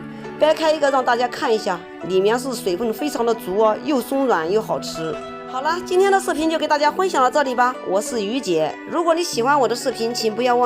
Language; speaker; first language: Chinese; native; Chinese